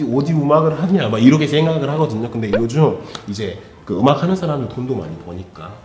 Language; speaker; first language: Korean; non-native, fluent; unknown